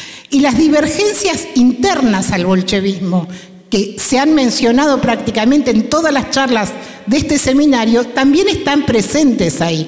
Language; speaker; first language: Spanish; native; Spanish